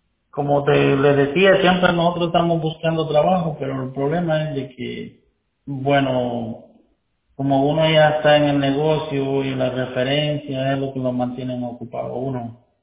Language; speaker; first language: Spanish; native; Spanish